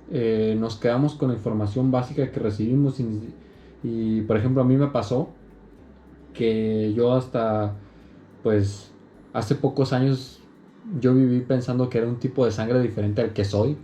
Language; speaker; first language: Spanish; native; Spanish